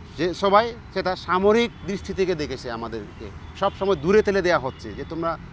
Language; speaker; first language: Bangla; non-native, local second language; Chakma